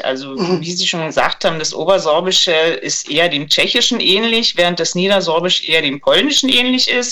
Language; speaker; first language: German; native; German